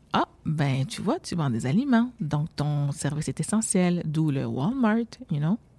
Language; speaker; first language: French; native; French